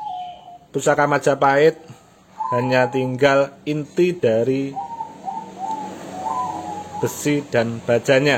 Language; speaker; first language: Indonesian; non-native, local second language; Javanese